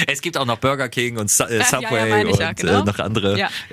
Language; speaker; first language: German; native; German